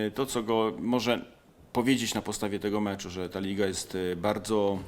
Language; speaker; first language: Polish; native; Polish